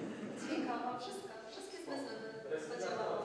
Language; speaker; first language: Polish; native; Polish